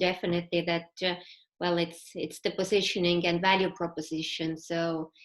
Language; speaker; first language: English; non-native, fluent; Estonian